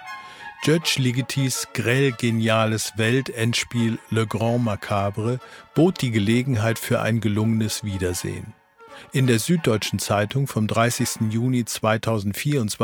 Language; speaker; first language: German; native; German